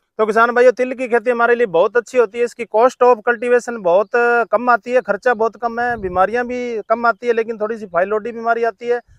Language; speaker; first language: Hindi; native; Hindi